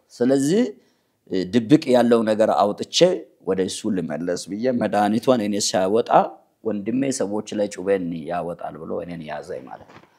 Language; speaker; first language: Amharic; non-native, local second language; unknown